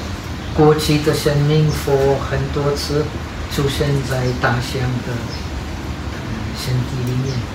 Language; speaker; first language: Chinese; non-native, fluent; Czech